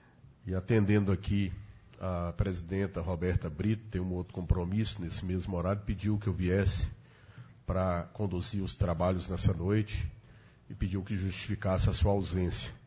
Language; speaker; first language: Portuguese; native; Portuguese